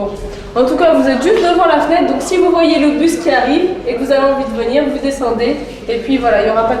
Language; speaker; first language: French; native; French